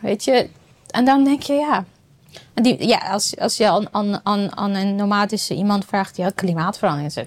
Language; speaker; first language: Dutch; non-native, fluent; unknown